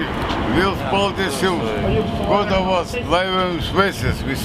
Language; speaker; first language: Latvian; non-native, local second language; Russian